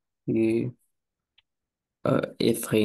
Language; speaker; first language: French; non-native, learner; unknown